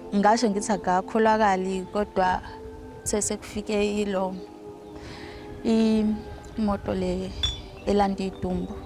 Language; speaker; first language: Zulu; native; Zulu